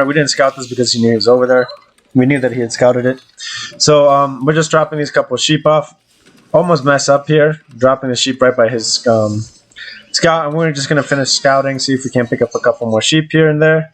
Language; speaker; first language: English; native; English